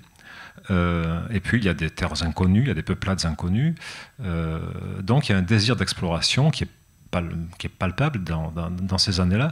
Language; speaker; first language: French; native; French